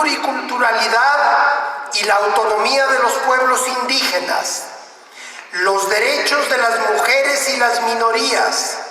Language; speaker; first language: Spanish; native; Spanish